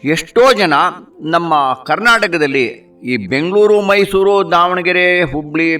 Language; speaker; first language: Kannada; non-native, local second language; Tamil